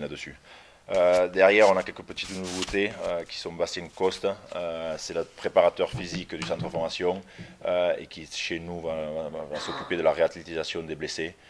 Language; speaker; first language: French; native; French